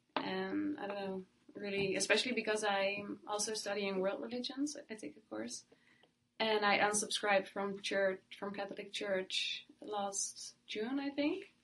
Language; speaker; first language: English; non-native, fluent; Dutch